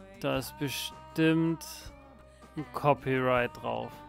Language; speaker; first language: German; native; German